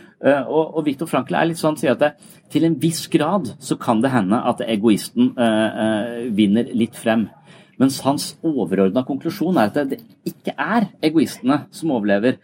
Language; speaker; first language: Norwegian; native; Norwegian